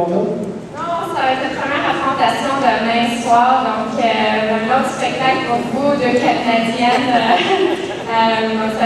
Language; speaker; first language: French; native; French